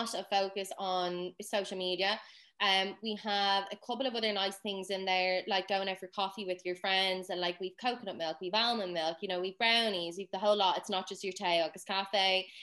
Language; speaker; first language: English; native; English